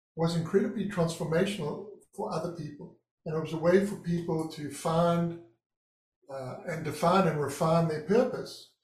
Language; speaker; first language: English; native; English